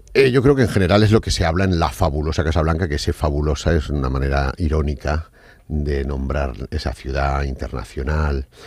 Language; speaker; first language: Spanish; non-native, fluent; Arabic